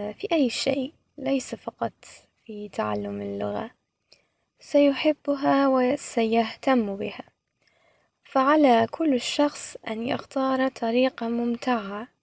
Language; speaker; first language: Arabic; non-native, fluent; Persian